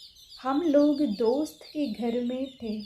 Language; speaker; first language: Hindi; non-native, fluent; Sinhala